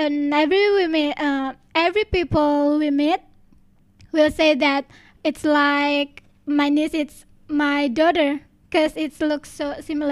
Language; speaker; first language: English; non-native, learner; Indonesian